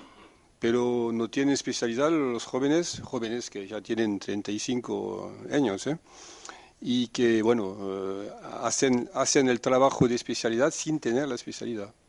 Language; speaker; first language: Spanish; non-native, fluent; French